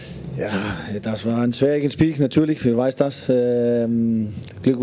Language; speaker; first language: German; non-native, learner; Danish